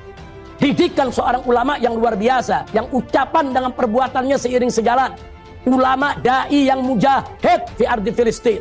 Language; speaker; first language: Indonesian; native; Indonesian